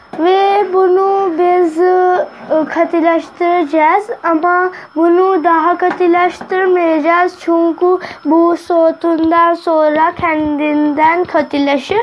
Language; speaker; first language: Turkish; non-native, learner; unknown